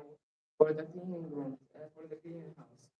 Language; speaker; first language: English; non-native, learner; Arabic